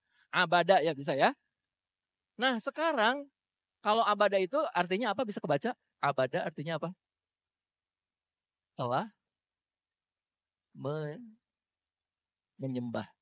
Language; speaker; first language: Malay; non-native, local second language; Sundanese